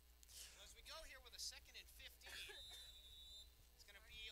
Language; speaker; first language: English; native; English